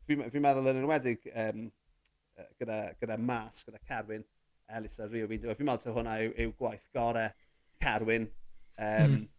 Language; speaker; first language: Welsh; native; Welsh